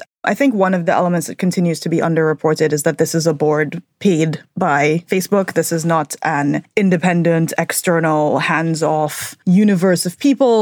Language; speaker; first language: English; native; English